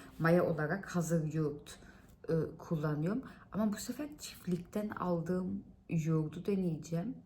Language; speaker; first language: Turkish; early bilingual, heritage; Turkish